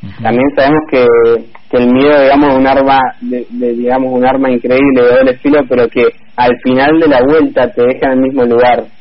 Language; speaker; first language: Spanish; native; Spanish